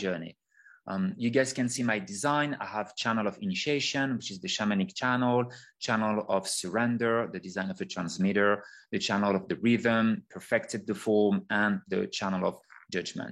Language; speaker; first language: English; non-native, fluent; French